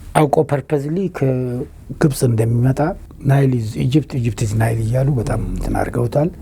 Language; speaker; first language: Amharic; non-native, local second language; Oromo